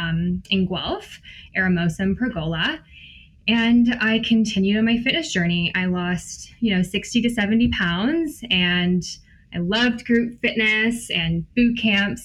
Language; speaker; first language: English; native; English